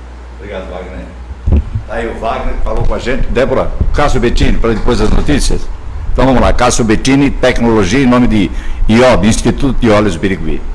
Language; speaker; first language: Portuguese; native; Portuguese